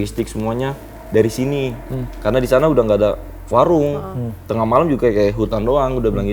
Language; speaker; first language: Indonesian; native; Indonesian